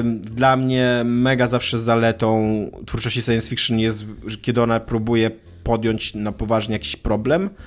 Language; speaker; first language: Polish; native; Polish